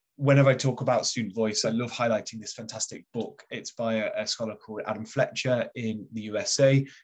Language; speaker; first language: English; native; English